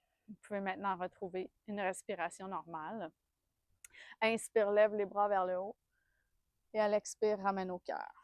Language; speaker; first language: French; native; French